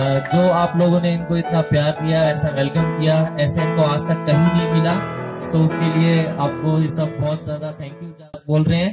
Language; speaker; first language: Hindi; native; Hindi